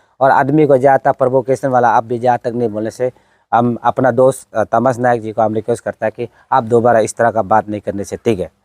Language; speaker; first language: Hindi; non-native, local second language; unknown